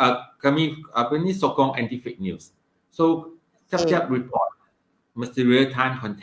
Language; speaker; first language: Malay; non-native, local second language; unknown